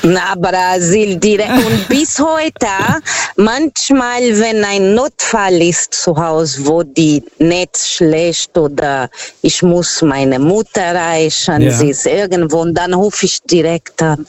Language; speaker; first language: German; non-native, fluent; Portuguese